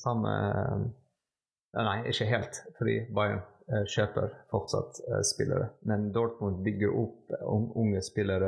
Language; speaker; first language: Norwegian; non-native, fluent; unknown